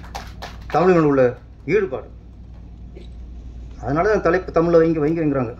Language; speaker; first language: Tamil; native; Tamil